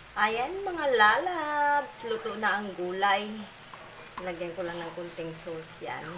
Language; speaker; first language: Filipino; non-native, local second language; Cebuano